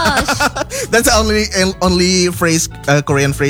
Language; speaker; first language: English; non-native, fluent; Indonesian